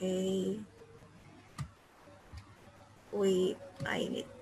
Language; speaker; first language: English; non-native, fluent; Indonesian